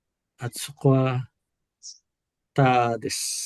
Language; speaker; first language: Japanese; non-native, learner; Filipino